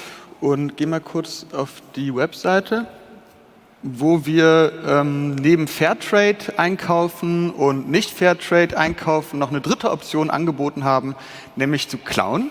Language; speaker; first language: German; native; German